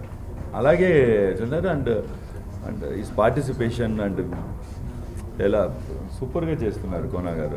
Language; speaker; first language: Telugu; non-native, fluent; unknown